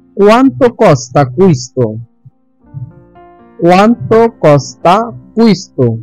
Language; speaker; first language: Italian; non-native, learner; Bangla